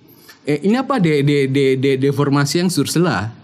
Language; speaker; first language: French; non-native, fluent; Indonesian